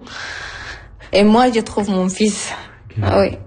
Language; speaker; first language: French; non-native, learner; Arabic